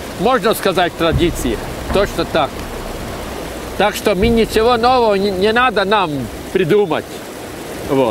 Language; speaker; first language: Russian; non-native, local second language; Latvian